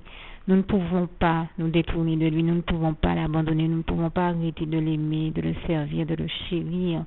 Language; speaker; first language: French; native; French